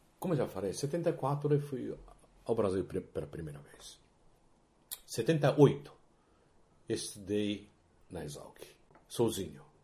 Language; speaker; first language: Portuguese; non-native, fluent; Japanese